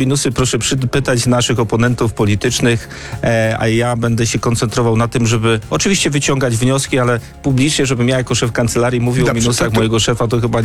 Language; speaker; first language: Polish; native; Polish